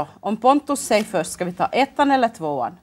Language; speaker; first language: Swedish; native; Swedish